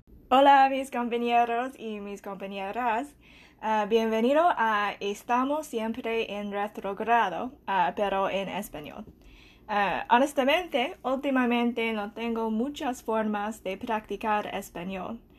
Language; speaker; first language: Spanish; non-native, learner; English